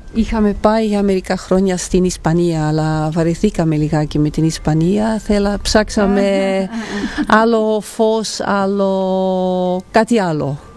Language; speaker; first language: Greek; non-native, fluent; Dutch